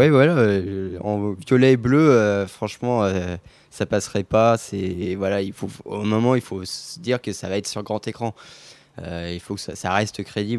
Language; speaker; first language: French; native; French